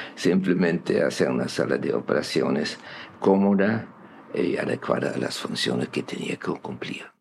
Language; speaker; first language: Spanish; non-native, fluent; German